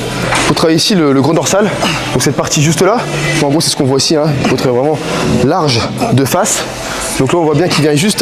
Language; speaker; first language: French; native; French